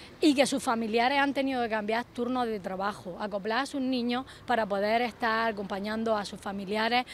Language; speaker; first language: Spanish; native; Spanish